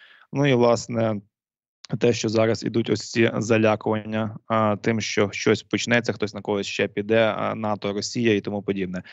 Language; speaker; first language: Ukrainian; native; Ukrainian